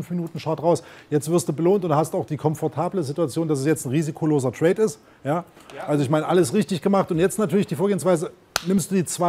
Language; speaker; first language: German; native; German